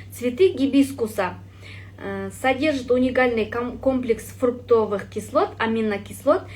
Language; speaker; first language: Russian; non-native, local second language; Kazakh